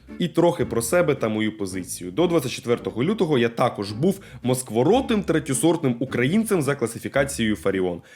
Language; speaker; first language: Ukrainian; non-native, local second language; Russian